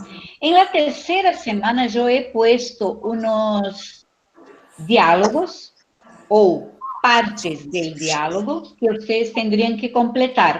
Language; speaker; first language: Spanish; non-native, fluent; Portuguese